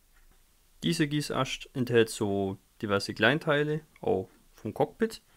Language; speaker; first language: German; native; German